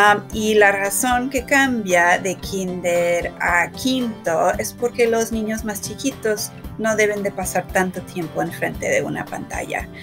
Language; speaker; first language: Spanish; non-native, fluent; English